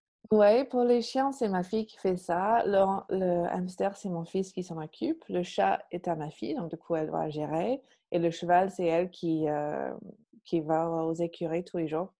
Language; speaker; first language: French; non-native, fluent; English